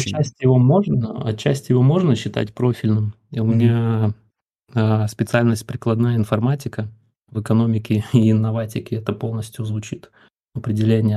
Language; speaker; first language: Russian; native; Russian